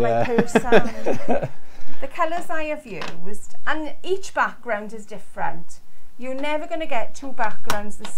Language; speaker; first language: English; native; English